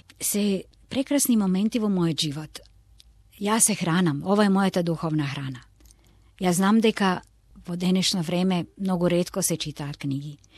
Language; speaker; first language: Macedonian; non-native, local second language; Turkish